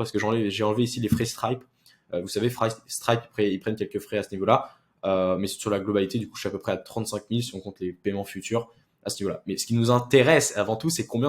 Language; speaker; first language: French; native; French